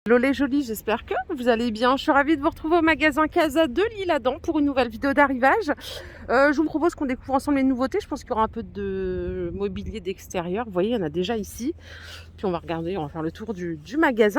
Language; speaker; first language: French; native; French